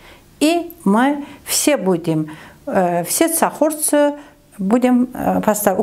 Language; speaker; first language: Russian; non-native, learner; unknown